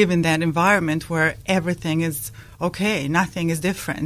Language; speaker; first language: English; non-native, fluent; Bosnian